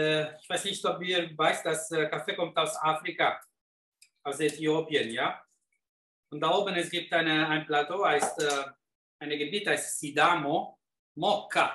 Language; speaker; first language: German; non-native, fluent; Italian